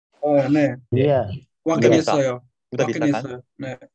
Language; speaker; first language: Korean; non-native, learner; Indonesian